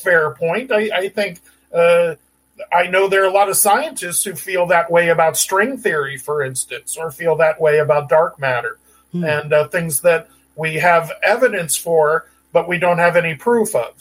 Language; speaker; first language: English; native; English